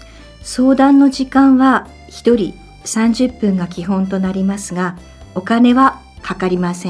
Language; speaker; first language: Japanese; native; Japanese